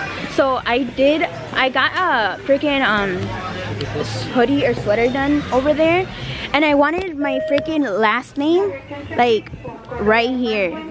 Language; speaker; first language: English; early bilingual, other home language; Spanish